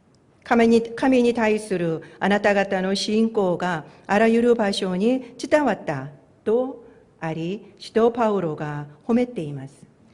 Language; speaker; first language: Japanese; non-native, fluent; Korean